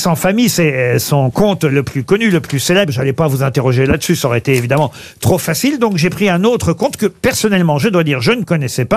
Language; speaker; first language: French; native; French